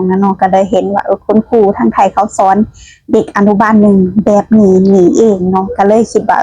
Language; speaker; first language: Thai; non-native, local second language; Northeastern Thai